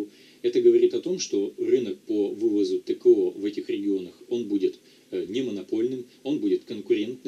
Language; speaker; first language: Russian; native; Russian